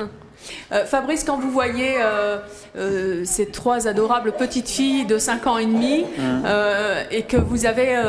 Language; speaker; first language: French; native; French